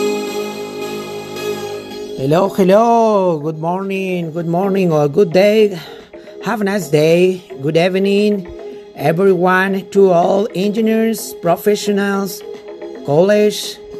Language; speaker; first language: English; non-native, learner; Spanish